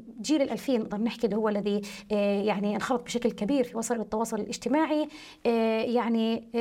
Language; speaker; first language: Arabic; early bilingual, heritage; Arabic